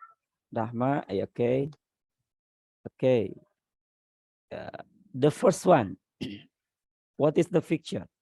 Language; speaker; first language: English; non-native, learner; Indonesian